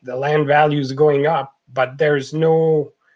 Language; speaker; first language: English; non-native, fluent; French